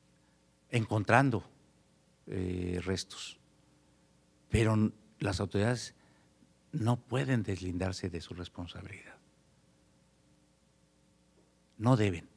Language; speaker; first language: Spanish; native; Spanish